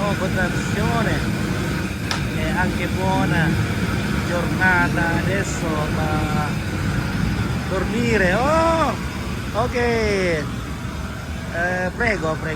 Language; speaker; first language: Italian; non-native, learner; Indonesian